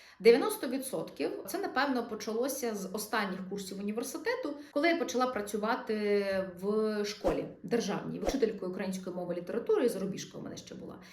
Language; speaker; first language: Ukrainian; non-native, local second language; Russian